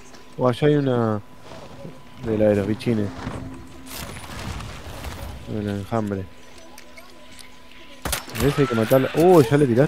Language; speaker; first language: Spanish; native; Spanish